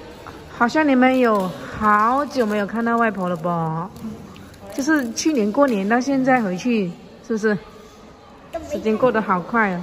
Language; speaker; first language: Chinese; native; Chinese